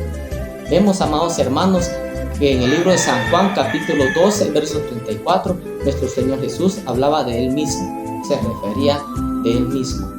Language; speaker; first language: Spanish; native; Spanish